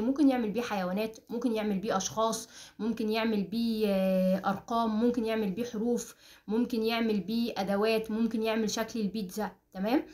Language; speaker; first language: Arabic; native; Arabic